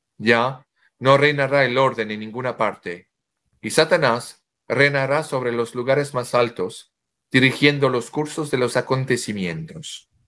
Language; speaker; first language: Spanish; non-native, fluent; French